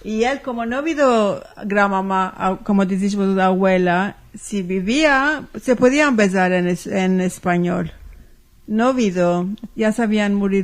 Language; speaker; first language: Spanish; early bilingual, heritage; Ladino